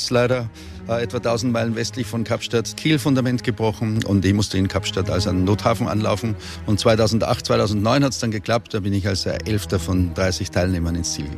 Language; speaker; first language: German; native; German